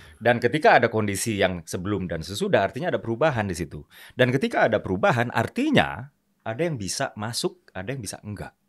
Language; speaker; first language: Indonesian; native; Indonesian